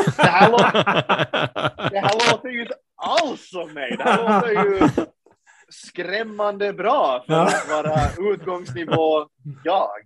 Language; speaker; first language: Swedish; native; Swedish